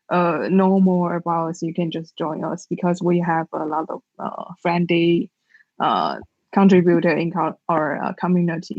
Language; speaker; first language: English; non-native, learner; Chinese